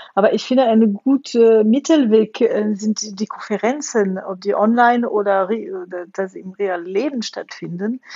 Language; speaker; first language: German; non-native, fluent; French